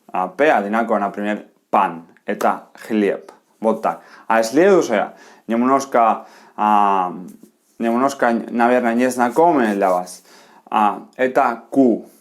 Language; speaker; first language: Russian; non-native, fluent; Spanish